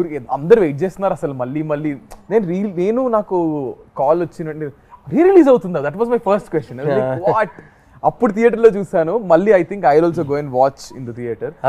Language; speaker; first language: Telugu; native; Telugu